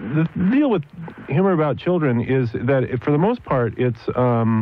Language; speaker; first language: English; native; English